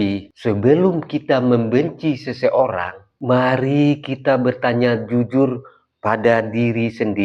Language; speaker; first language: Indonesian; native; Indonesian